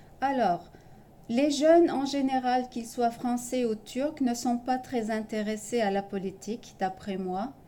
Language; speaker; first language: French; early bilingual, other home language; Turkish